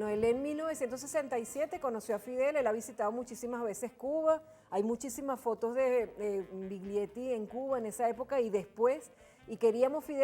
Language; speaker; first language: Spanish; native; Spanish